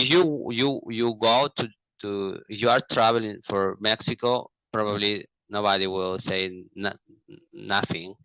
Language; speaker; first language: English; non-native, learner; Portuguese